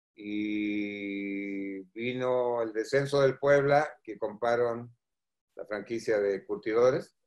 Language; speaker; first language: Spanish; native; Spanish